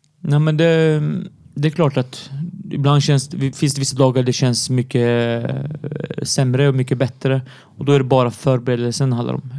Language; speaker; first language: Swedish; early bilingual, other home language; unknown